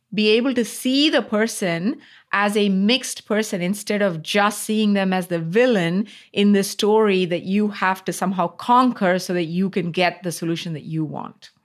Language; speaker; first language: English; non-native, local second language; Tamil